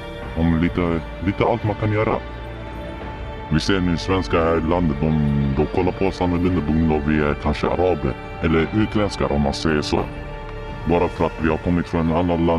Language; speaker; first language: Swedish; early bilingual, other home language; Arabic